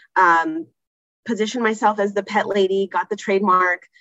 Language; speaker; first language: English; native; English